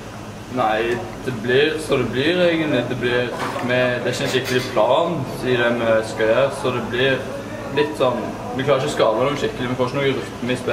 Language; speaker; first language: Norwegian; native; Norwegian